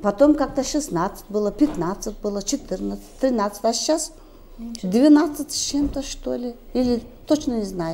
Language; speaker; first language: Russian; non-native, local second language; Kyrgyz